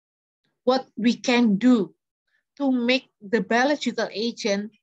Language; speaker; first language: English; non-native, fluent; Indonesian